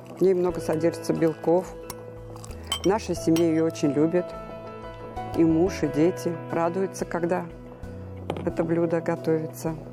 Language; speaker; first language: Russian; non-native, local second language; Armenian